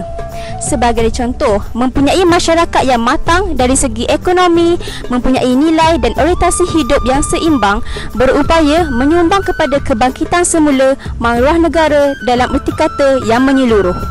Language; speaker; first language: Malay; native; Malay